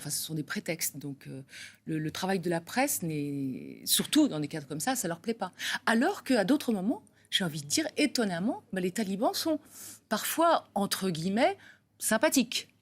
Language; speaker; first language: French; native; French